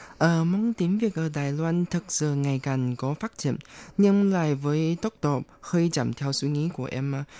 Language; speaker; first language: Vietnamese; non-native, learner; Chinese